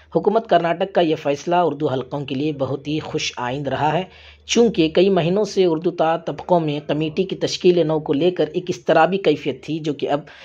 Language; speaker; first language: Urdu; native; Urdu